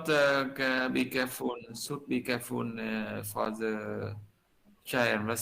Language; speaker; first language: English; non-native, learner; Vietnamese